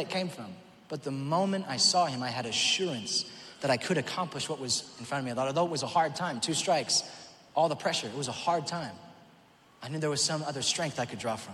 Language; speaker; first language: English; native; English